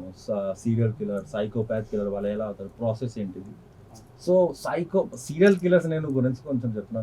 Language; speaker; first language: Telugu; non-native, local second language; Hindi